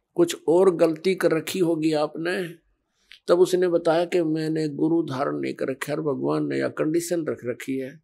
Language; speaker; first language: Hindi; native; Hindi